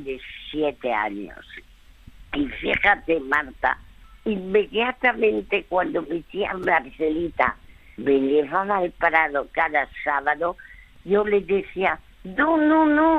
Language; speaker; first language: Spanish; early bilingual, other home language; French